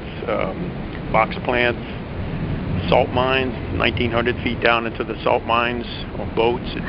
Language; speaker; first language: English; native; English